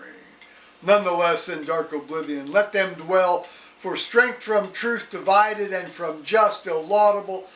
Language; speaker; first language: English; native; English